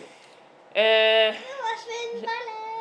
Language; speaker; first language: French; native; French